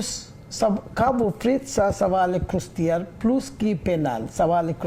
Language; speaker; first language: French; non-native, learner; Bangla